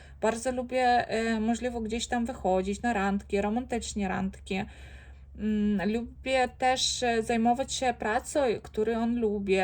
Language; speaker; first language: Polish; non-native, fluent; Ukrainian